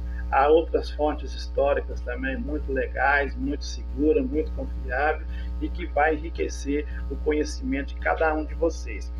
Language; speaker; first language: Portuguese; native; Portuguese